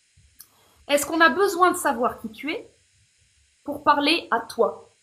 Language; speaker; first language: French; native; French